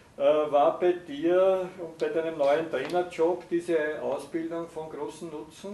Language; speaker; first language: German; native; German